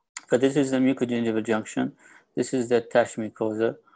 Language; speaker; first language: English; non-native, fluent; Arabic